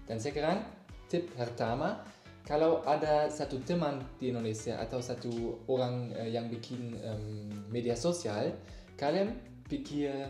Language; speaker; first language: Indonesian; non-native, learner; German